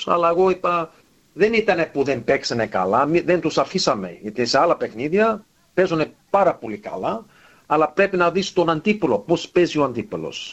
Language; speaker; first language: Greek; early bilingual, heritage; English